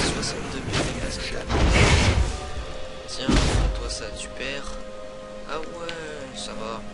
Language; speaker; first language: French; native; French